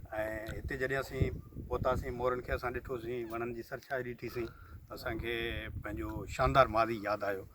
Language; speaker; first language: Sindhi; native; Sindhi